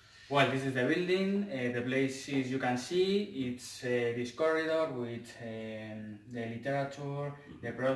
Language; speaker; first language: English; non-native, learner; Spanish